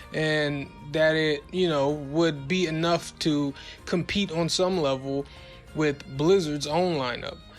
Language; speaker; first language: English; native; English